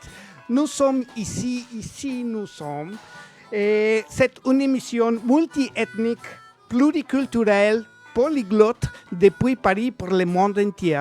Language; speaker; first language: French; non-native, learner; Spanish